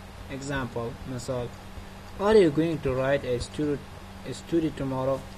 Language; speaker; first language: English; non-native, fluent; Persian